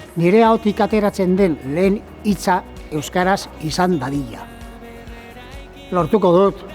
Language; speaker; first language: Basque; non-native, local second language; Spanish